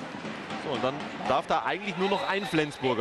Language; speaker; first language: German; native; German